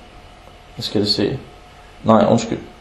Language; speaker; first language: Danish; non-native, local second language; Arabic